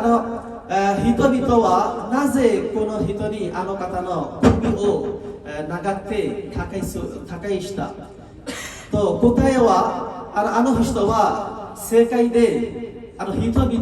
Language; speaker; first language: Japanese; non-native, learner; Bangla